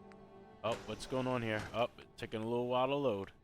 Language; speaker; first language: English; native; English